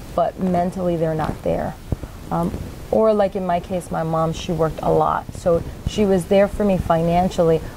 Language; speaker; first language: English; native; English